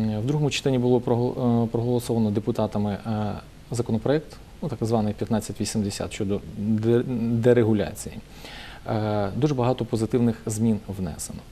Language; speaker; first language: Ukrainian; native; Ukrainian